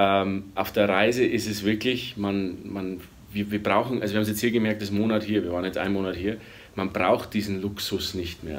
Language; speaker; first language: German; native; German